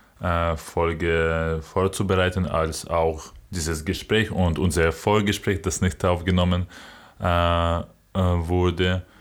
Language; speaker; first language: German; non-native, fluent; Ukrainian